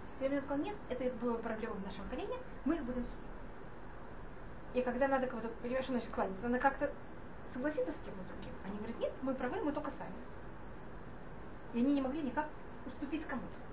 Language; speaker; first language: Russian; non-native, fluent; Hebrew